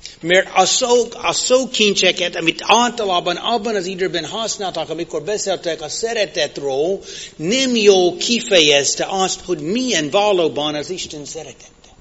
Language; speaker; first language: Hungarian; non-native, fluent; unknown